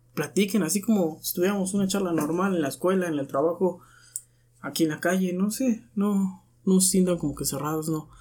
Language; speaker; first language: Spanish; native; Spanish